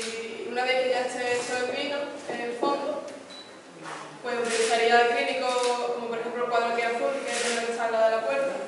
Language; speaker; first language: Spanish; native; Spanish